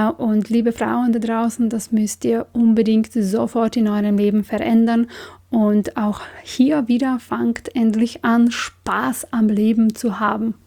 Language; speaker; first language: German; non-native, fluent; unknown